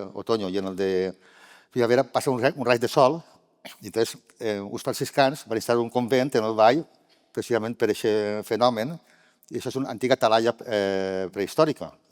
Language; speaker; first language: Catalan; native; Catalan